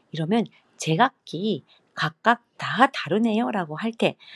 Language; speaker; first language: Korean; non-native, fluent; Japanese